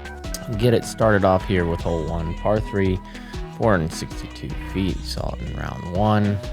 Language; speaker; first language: English; native; English